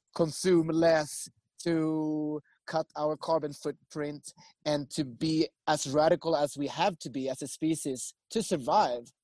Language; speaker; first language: English; non-native, fluent; Swedish